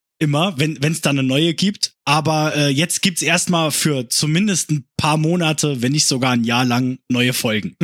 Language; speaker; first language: German; native; German